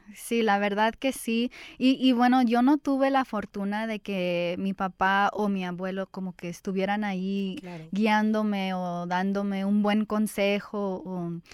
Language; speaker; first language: Spanish; early bilingual, heritage; Spanish